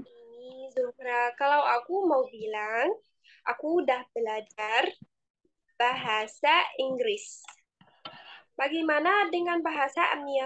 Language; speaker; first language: Indonesian; non-native, fluent; Arabic